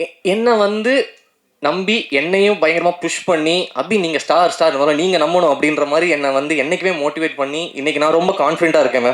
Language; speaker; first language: Tamil; native; Tamil